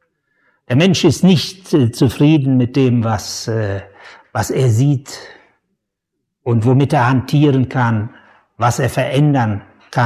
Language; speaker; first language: German; native; German